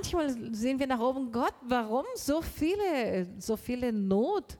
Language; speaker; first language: German; non-native, learner; Portuguese